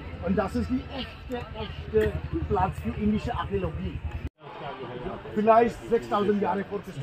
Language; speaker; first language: German; non-native, learner; Hindi